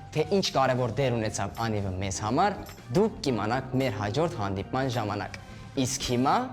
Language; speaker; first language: Armenian; early bilingual, heritage; Armenian